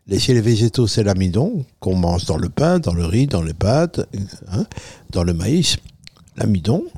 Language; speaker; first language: French; non-native, fluent; Italian